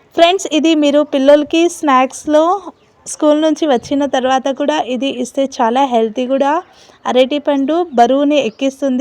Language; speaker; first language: Telugu; non-native, local second language; Urdu